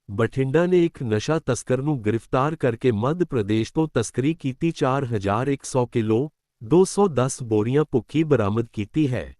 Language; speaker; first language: Hindi; non-native, local second language; Punjabi